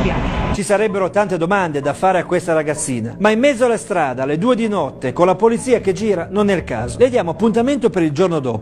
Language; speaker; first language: Italian; native; Italian